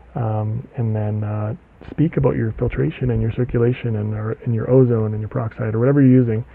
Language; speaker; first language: English; native; English